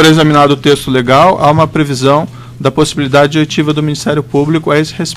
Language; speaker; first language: Portuguese; native; Portuguese